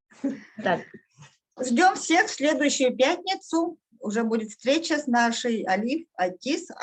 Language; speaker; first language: Russian; native; Russian